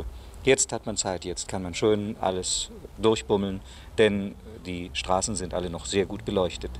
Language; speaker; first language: German; native; German